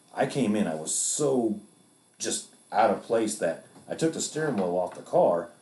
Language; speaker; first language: English; native; English